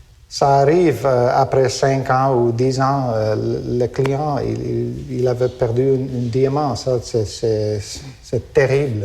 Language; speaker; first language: French; non-native, fluent; Dutch